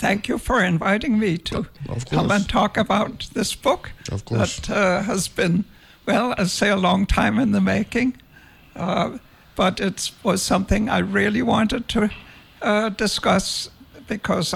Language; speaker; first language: English; non-native, fluent; Danish